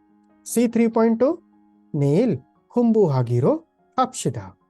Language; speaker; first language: Korean; non-native, fluent; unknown